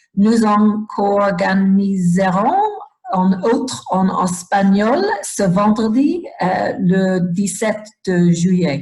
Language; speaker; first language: French; non-native, fluent; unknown